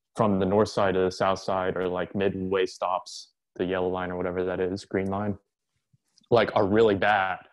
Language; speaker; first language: English; native; English